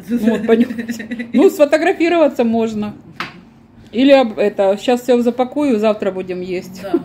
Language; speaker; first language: Russian; native; Russian